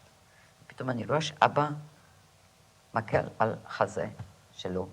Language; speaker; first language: Hebrew; non-native, fluent; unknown